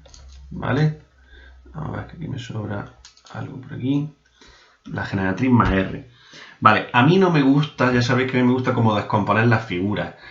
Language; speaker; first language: Spanish; native; Spanish